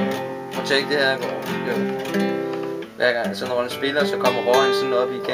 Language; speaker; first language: Danish; native; Danish